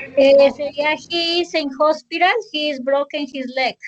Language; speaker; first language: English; non-native, learner; Spanish